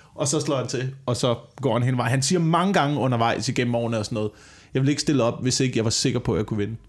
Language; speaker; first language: Danish; native; Danish